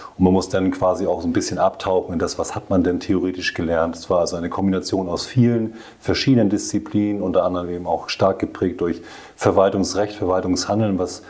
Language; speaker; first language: German; native; German